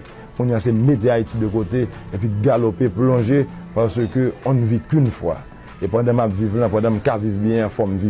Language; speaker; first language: Haitian Creole; native; Haitian Creole